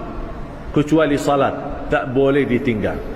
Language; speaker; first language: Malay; non-native, fluent; Arabic